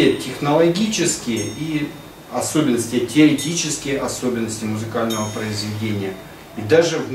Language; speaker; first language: Russian; native; Russian